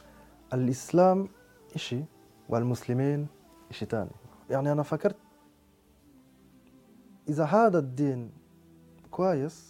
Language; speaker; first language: Arabic; non-native, fluent; French